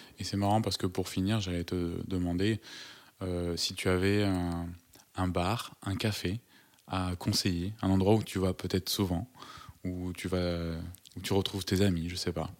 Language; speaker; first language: French; native; French